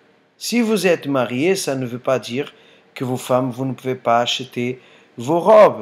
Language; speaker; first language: French; non-native, fluent; Portuguese